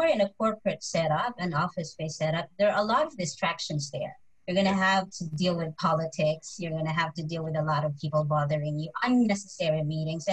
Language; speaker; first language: English; non-native, local second language; Filipino